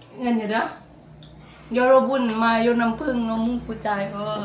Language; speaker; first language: Korean; non-native, learner; Lao